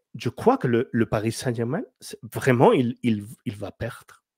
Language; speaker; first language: French; non-native, learner; Spanish